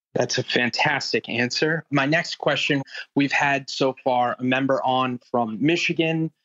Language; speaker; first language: English; native; English